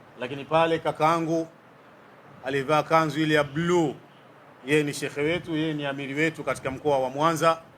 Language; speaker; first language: Swahili; native; Swahili